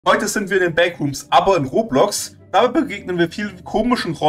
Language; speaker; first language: German; native; German